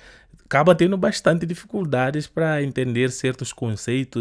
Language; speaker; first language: Portuguese; non-native, fluent; Upper Guinea Crioulo